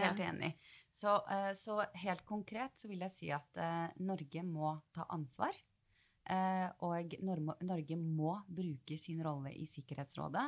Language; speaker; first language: Norwegian; early bilingual, other home language; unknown